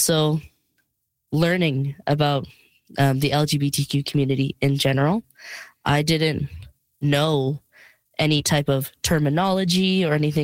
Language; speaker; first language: English; native; English